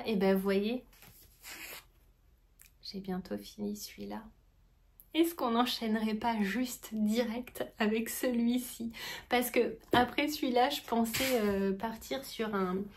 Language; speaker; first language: French; native; French